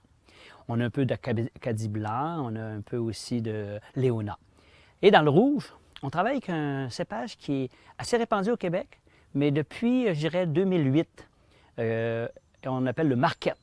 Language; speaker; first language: French; native; French